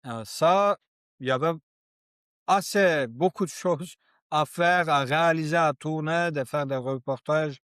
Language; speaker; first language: French; non-native, learner; Kurdish